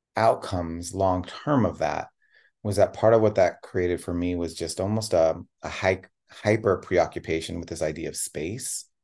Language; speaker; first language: English; native; English